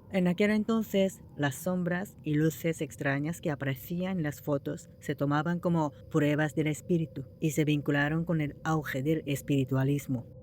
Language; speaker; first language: Spanish; non-native, fluent; Japanese